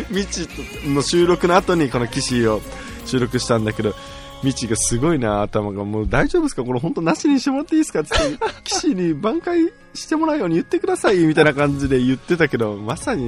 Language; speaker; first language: Japanese; native; Japanese